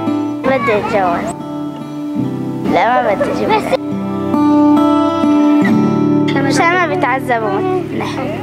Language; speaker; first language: Arabic; native; Arabic